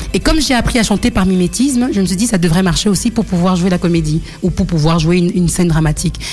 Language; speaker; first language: French; early bilingual, other home language; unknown